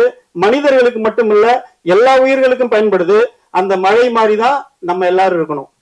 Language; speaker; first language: Tamil; native; Tamil